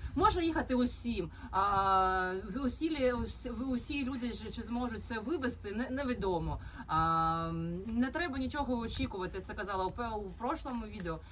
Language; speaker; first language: Ukrainian; native; Ukrainian